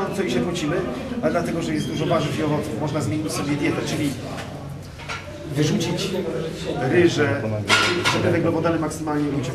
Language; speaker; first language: Polish; native; Polish